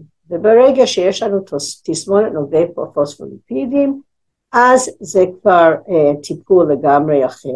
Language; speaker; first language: Hebrew; non-native, fluent; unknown